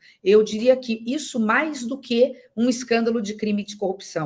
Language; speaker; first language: Portuguese; native; Portuguese